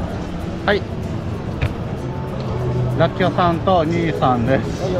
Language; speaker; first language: Japanese; native; Japanese